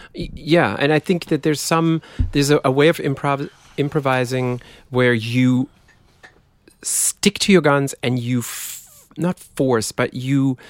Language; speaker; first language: English; non-native, fluent; German